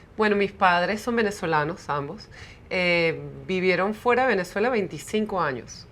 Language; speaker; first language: Spanish; early bilingual, heritage; Spanish